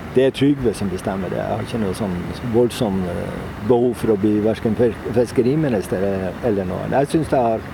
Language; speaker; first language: Norwegian; native; Norwegian